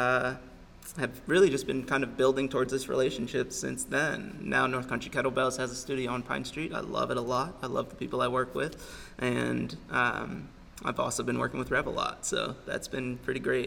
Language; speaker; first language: English; native; English